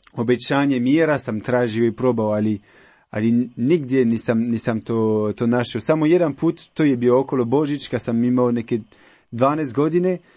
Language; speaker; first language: Croatian; non-native, learner; French